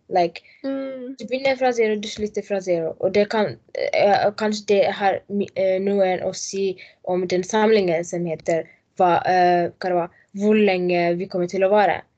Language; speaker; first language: Norwegian; non-native, learner; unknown